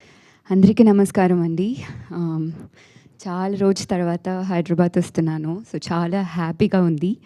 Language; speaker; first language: Telugu; non-native, learner; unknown